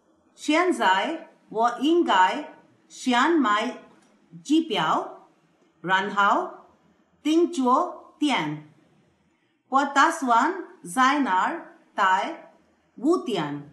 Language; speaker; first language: Chinese; non-native, learner; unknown